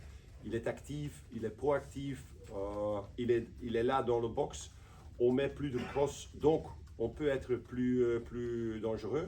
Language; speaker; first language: French; non-native, local second language; Dutch